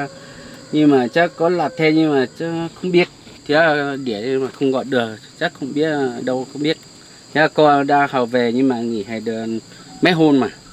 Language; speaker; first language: Vietnamese; non-native, local second language; Hmong